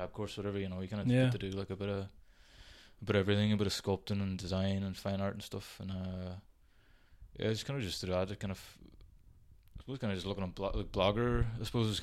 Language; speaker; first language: English; native; English